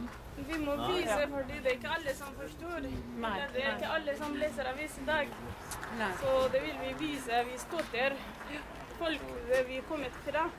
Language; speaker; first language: Norwegian; non-native, fluent; Oromo